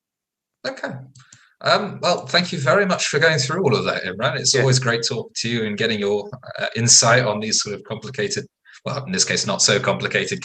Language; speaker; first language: English; native; English